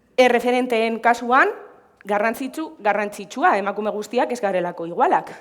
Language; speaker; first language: Basque; non-native, local second language; Spanish